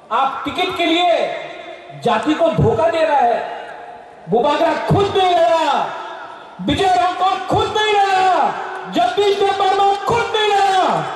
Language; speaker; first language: Hindi; non-native, local second language; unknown